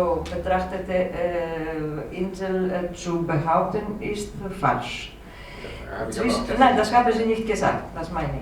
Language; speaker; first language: German; non-native, fluent; Greek